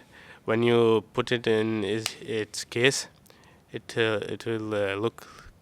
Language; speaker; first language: English; non-native, learner; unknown